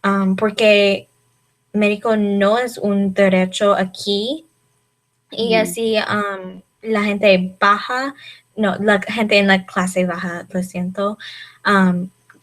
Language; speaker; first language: Spanish; non-native, learner; English